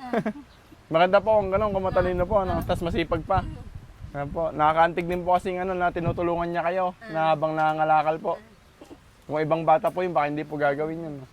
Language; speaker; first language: Filipino; native; Filipino